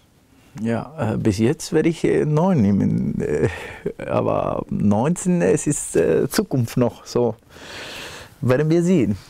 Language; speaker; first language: German; non-native, fluent; Spanish